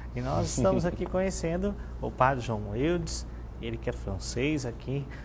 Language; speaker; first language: Portuguese; native; Portuguese